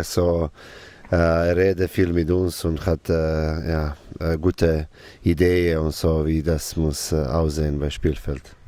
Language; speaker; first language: German; non-native, learner; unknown